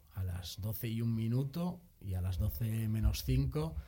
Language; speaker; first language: Spanish; native; Spanish